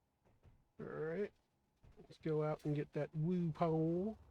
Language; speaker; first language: English; native; English